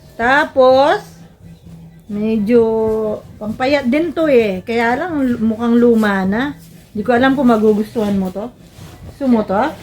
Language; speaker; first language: Filipino; non-native, local second language; Pampanga